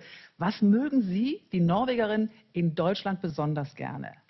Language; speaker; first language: German; native; German